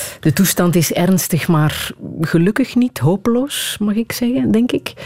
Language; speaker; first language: Dutch; native; Dutch